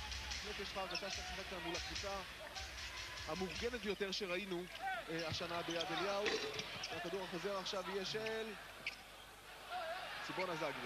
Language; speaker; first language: Hebrew; native; Hebrew